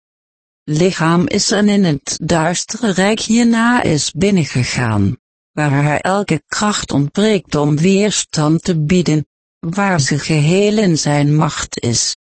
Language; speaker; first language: Dutch; native; Dutch